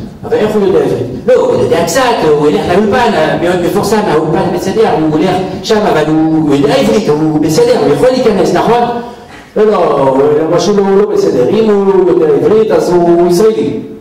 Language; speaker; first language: Hebrew; non-native, fluent; French